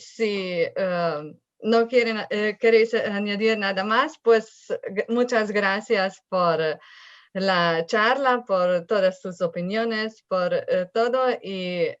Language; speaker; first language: Spanish; non-native, fluent; Slovenian